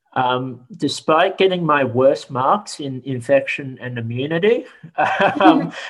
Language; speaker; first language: English; native; English